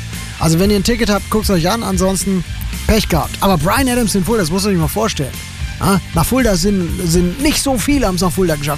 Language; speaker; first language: German; native; German